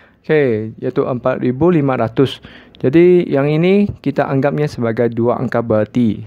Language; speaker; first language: Malay; non-native, local second language; Chinese